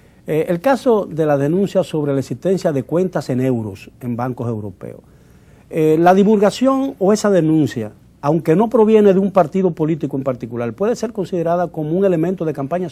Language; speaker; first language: Spanish; native; Spanish